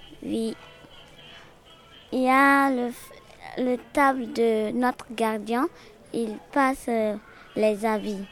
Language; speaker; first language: French; non-native, local second language; Bambara